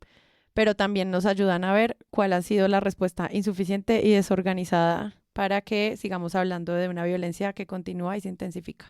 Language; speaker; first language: Spanish; native; Spanish